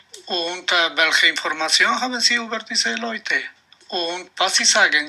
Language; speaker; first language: German; non-native, learner; Spanish